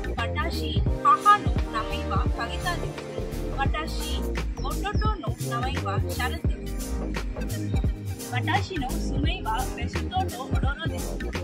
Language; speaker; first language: Japanese; non-native, learner; Tamil